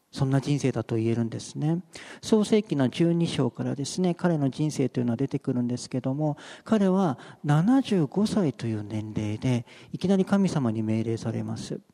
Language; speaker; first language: Japanese; native; Japanese